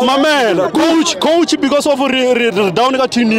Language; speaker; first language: English; non-native, local second language; Southern Sotho